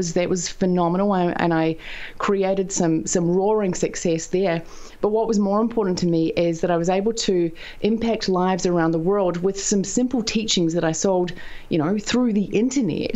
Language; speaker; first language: English; native; English